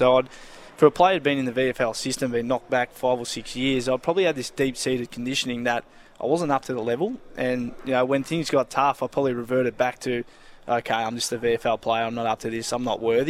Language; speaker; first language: English; native; English